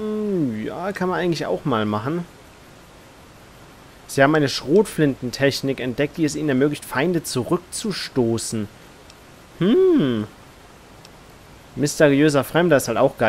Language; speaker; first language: German; native; German